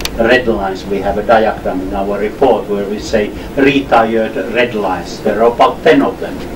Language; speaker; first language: English; non-native, fluent; Finnish